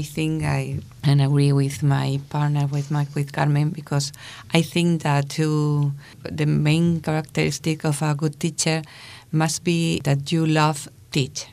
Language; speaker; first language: English; non-native, learner; Spanish